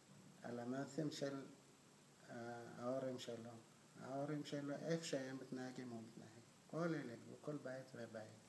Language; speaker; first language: Hebrew; non-native, fluent; Amharic